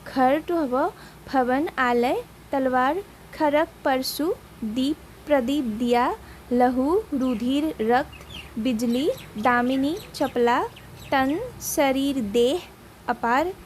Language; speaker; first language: Hindi; non-native, local second language; Assamese